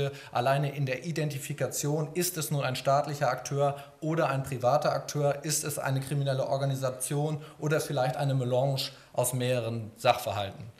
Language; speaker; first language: German; native; German